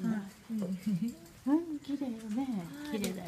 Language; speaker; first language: Japanese; native; Japanese